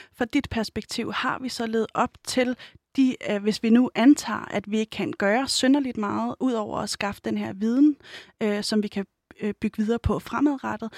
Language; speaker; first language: Danish; native; Danish